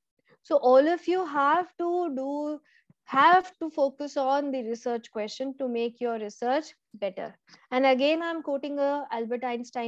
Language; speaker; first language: English; non-native, local second language; Hindi